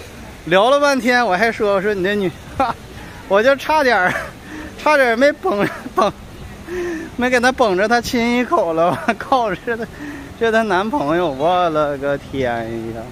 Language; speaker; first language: Chinese; native; Chinese